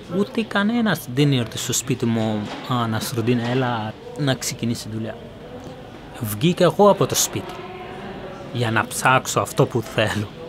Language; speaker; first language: Greek; non-native, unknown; Persian